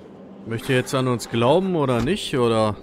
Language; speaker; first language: German; native; German